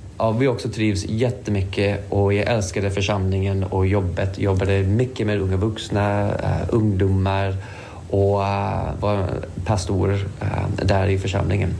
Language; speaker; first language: Swedish; non-native, fluent; English